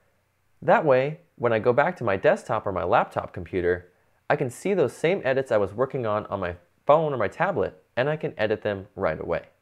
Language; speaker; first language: English; native; English